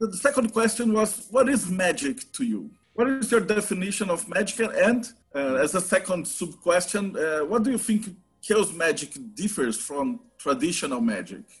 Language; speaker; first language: English; non-native, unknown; Portuguese